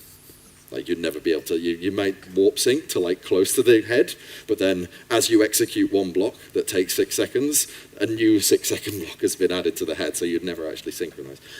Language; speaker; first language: English; native; English